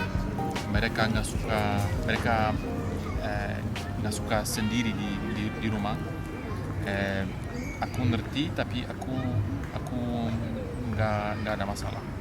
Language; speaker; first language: Indonesian; non-native, fluent; Polish